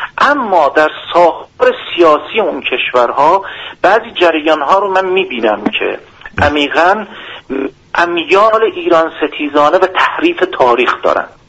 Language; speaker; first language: Persian; non-native, local second language; Azerbaijani